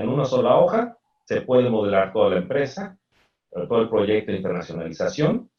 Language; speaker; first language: Spanish; native; Spanish